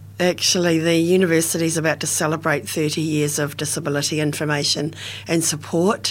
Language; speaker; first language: English; native; English